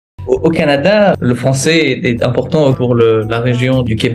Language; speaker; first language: French; non-native, learner; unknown